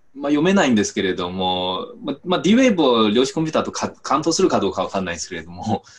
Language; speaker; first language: Japanese; non-native, fluent; Chinese